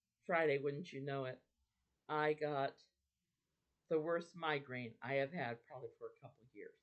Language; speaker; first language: English; native; English